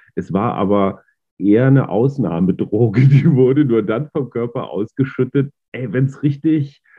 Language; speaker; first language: German; native; German